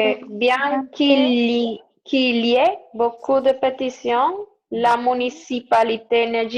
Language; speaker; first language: French; non-native, learner; Spanish